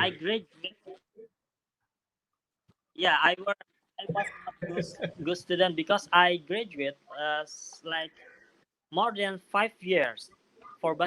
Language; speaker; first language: English; non-native, learner; Indonesian